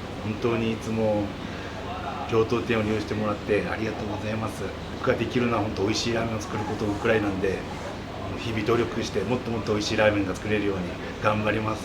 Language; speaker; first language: Japanese; native; Japanese